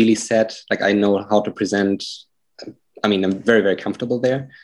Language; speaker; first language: English; non-native, fluent; German